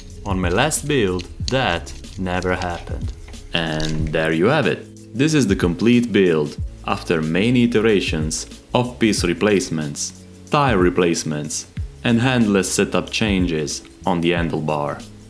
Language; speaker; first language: English; non-native, fluent; Italian